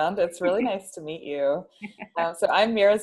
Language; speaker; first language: English; native; English